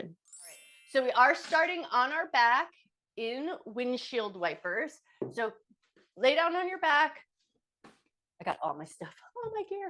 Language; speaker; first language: English; native; English